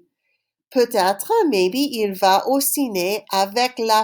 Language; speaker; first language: French; non-native, fluent; English